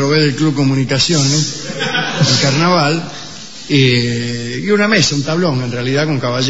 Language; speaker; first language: Spanish; native; Spanish